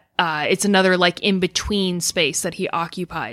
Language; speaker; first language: English; native; English